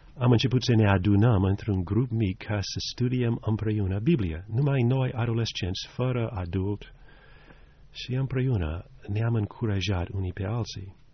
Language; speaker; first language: Romanian; non-native, fluent; English